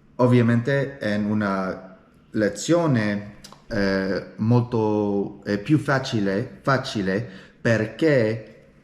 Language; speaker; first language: Italian; non-native, learner; English